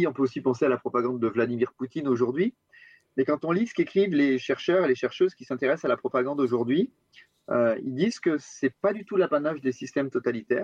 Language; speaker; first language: French; native; French